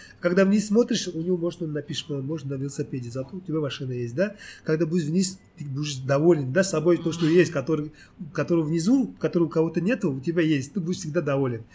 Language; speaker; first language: Russian; non-native, local second language; Tajik